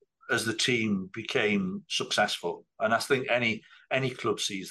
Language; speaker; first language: English; native; English